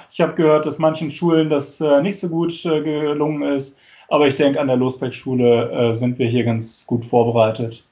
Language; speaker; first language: German; native; German